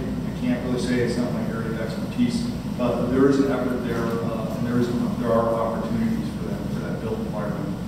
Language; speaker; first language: English; native; English